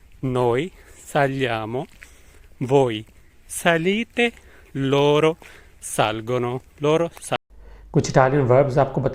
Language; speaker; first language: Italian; non-native, fluent; Urdu